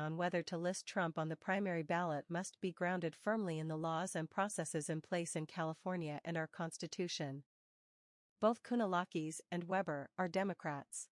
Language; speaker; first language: English; native; English